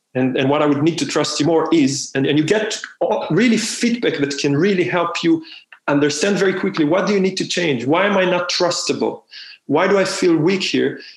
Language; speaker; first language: English; non-native, fluent; Hebrew